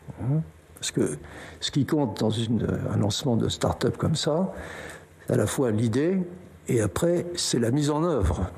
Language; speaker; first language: French; native; French